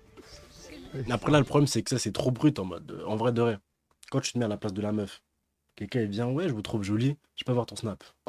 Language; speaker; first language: French; native; French